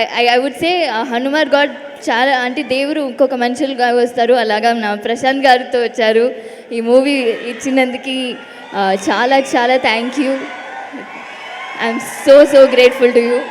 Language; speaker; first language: Telugu; non-native, learner; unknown